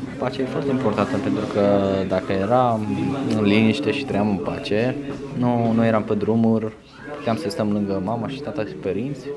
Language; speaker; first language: Romanian; non-native, fluent; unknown